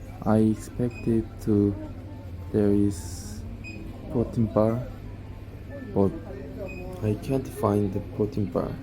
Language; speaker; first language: English; non-native, learner; Korean